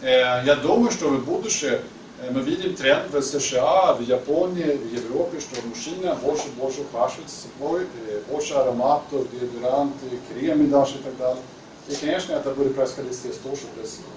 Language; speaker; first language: Russian; non-native, learner; Swedish